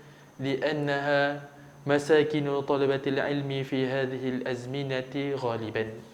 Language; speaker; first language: Arabic; non-native, fluent; Malay